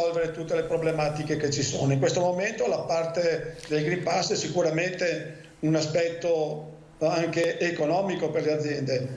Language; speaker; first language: Italian; native; Italian